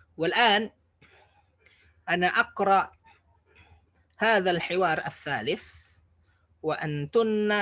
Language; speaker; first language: Arabic; non-native, fluent; Indonesian